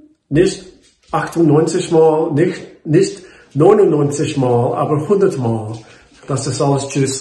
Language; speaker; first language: German; non-native, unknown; English